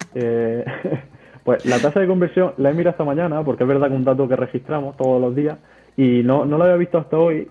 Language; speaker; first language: Spanish; native; Spanish